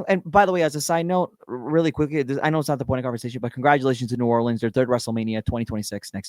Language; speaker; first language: English; native; English